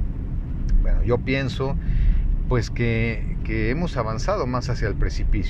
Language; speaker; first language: Spanish; native; Spanish